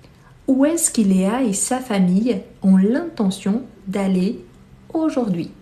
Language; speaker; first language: French; non-native, fluent; Portuguese